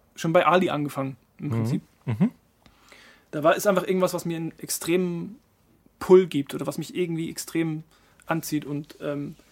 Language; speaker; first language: German; native; German